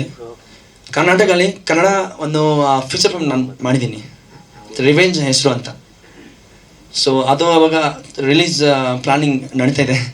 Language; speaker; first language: Kannada; non-native, learner; Hindi